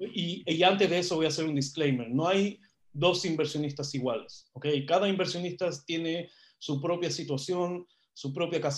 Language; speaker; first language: Spanish; non-native, fluent; Hebrew